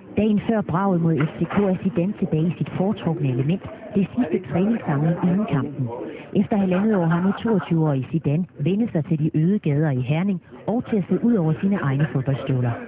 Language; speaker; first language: Danish; native; Danish